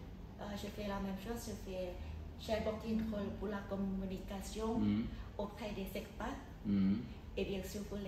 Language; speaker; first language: French; non-native, fluent; Thai